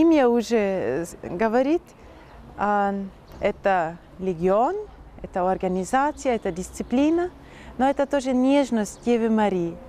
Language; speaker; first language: Russian; non-native, fluent; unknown